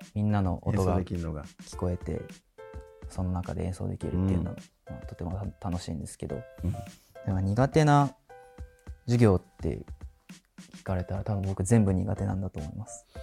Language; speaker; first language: Japanese; native; Japanese